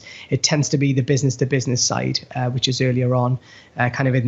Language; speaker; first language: English; native; English